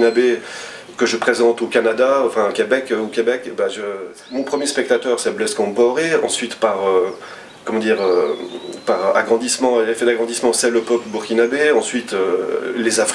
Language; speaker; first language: French; native; French